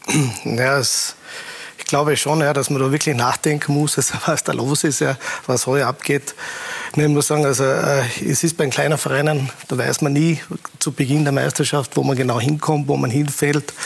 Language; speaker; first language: German; native; German